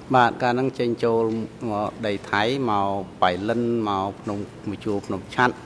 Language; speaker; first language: Khmer; non-native, local second language; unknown